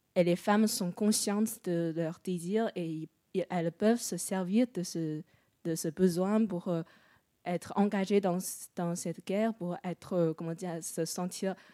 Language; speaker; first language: French; non-native, fluent; Chinese